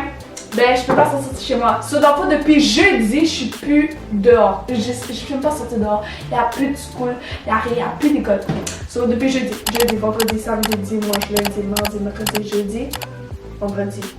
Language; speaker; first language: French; early bilingual, other home language; Spanish